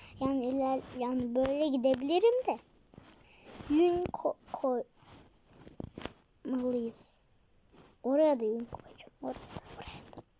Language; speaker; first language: Turkish; native; Turkish